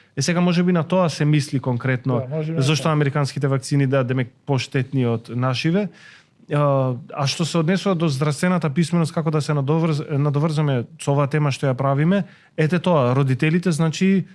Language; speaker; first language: Macedonian; non-native, local second language; Albanian